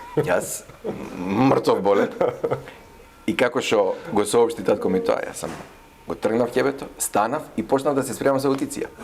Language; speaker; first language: Macedonian; native; Macedonian